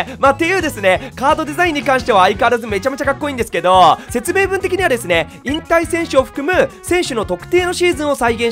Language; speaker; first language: Japanese; native; Japanese